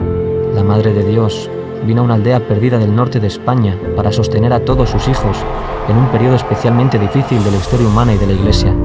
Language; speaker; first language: Spanish; native; Spanish